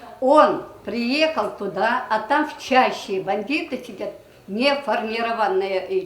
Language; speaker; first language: Russian; native; Russian